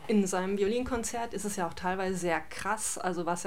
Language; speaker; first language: German; native; German